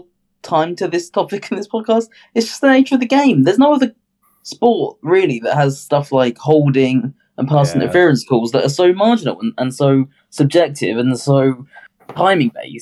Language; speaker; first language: English; native; English